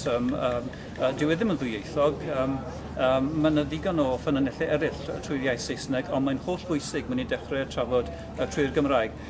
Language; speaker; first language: Welsh; native; Welsh